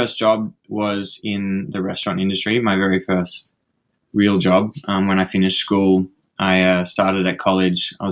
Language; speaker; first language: English; native; English